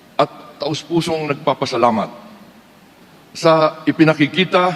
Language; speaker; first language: Filipino; native; Filipino